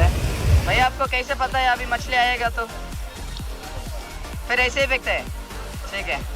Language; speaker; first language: Hindi; non-native, local second language; Kannada